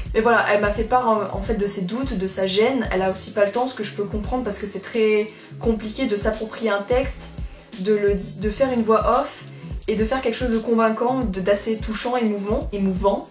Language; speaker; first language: French; native; French